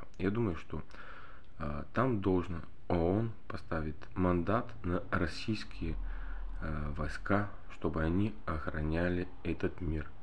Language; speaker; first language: Russian; non-native, learner; Bulgarian